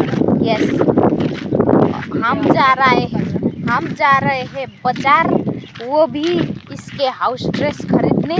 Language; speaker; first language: Hindi; non-native, fluent; Nepali